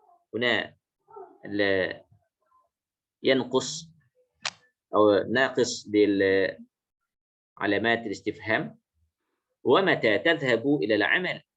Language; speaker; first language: Arabic; non-native, fluent; Indonesian